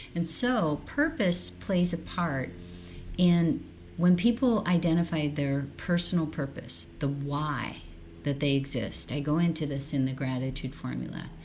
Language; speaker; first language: English; early bilingual, other home language; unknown